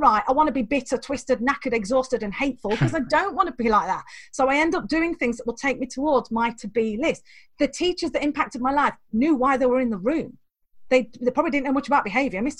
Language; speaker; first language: English; native; English